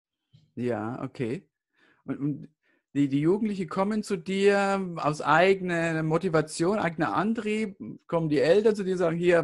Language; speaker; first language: German; native; German